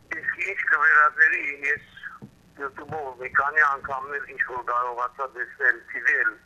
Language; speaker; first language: Armenian; early bilingual, heritage; Armenian